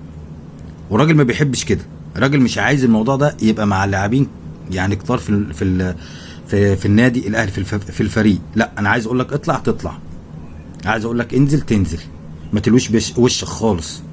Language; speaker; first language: Arabic; native; Arabic